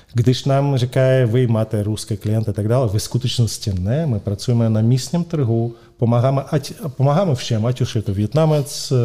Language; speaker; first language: Czech; non-native, fluent; Russian